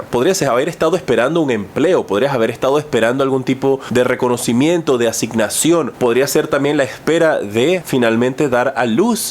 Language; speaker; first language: Spanish; native; Spanish